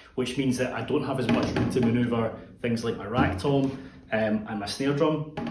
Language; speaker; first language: English; native; English